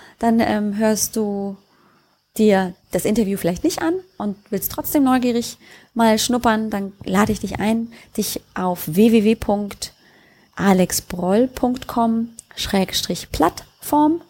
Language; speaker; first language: German; native; German